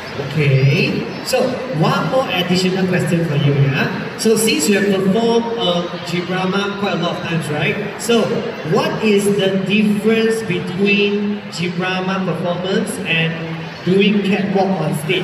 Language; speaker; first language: English; non-native, local second language; Chinese